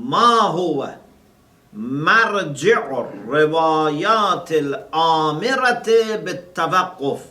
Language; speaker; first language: Arabic; non-native, fluent; Persian